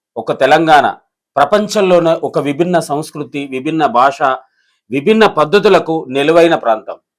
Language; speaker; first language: Telugu; native; Telugu